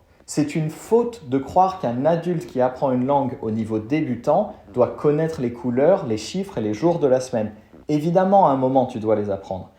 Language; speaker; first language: French; native; French